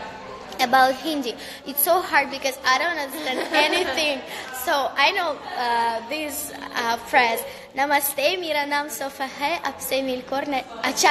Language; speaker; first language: English; non-native, learner; Russian